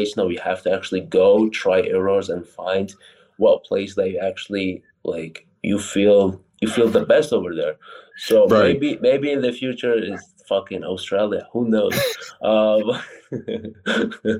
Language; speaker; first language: English; non-native, fluent; Arabic